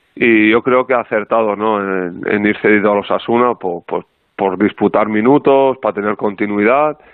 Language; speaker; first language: Spanish; non-native, fluent; Arabic